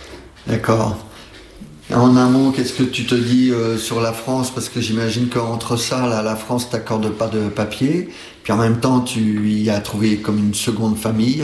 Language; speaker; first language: French; native; French